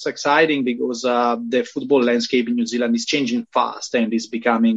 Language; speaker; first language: English; non-native, fluent; Italian